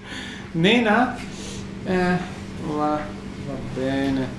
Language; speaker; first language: Italian; non-native, learner; German